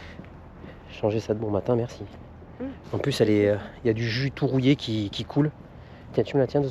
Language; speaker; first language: French; native; French